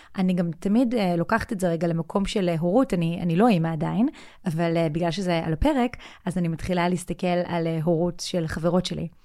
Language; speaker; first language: Hebrew; native; Hebrew